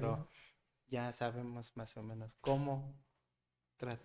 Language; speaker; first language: Spanish; non-native, learner; Korean